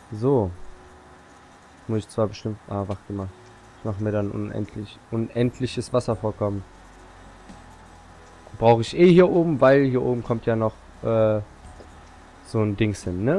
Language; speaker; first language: German; native; German